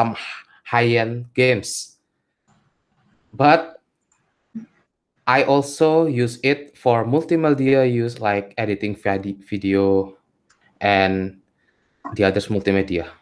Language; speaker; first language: English; non-native, learner; Indonesian